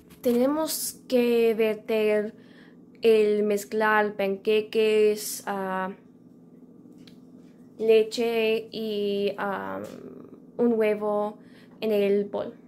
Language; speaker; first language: Spanish; non-native, learner; English